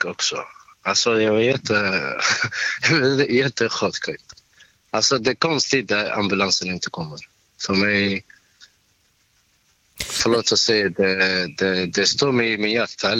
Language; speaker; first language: Swedish; non-native, learner; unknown